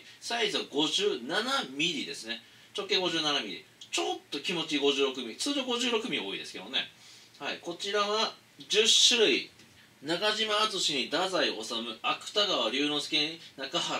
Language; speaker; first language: Japanese; native; Japanese